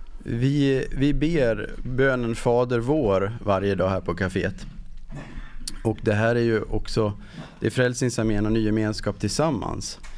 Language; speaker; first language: Swedish; native; Swedish